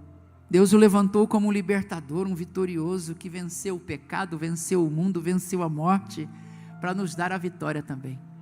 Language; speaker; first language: Portuguese; native; Portuguese